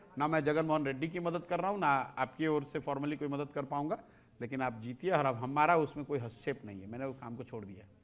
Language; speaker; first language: Hindi; native; Hindi